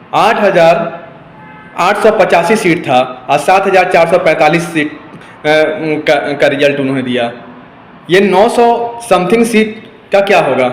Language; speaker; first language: Hindi; native; Hindi